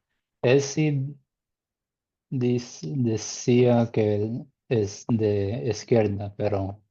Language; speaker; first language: Spanish; non-native, learner; English